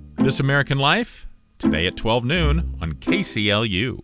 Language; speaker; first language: English; native; English